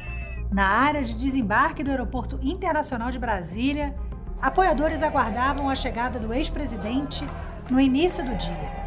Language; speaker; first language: Portuguese; native; Portuguese